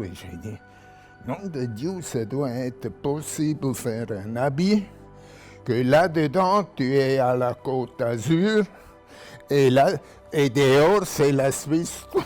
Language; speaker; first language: French; non-native, local second language; German